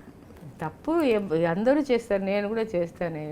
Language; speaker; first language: Telugu; non-native, local second language; Tamil